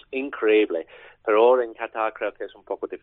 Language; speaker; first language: Spanish; non-native, learner; English